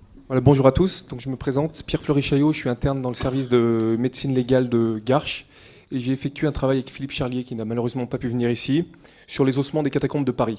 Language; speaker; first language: French; native; French